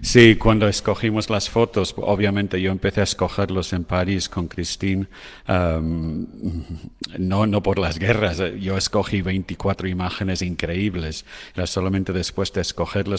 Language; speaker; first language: Spanish; non-native, fluent; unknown